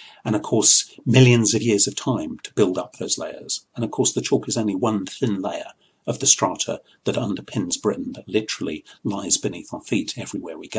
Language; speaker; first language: English; native; English